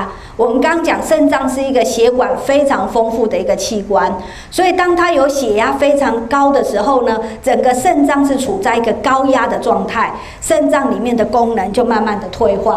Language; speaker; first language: Chinese; native; Chinese